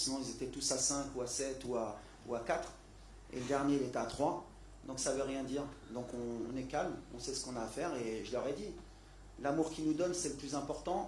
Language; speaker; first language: French; native; French